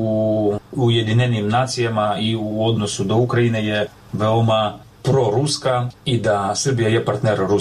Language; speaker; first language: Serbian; non-native, fluent; Ukrainian